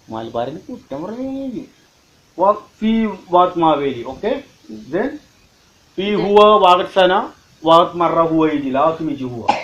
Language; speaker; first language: Arabic; non-native, learner; Malayalam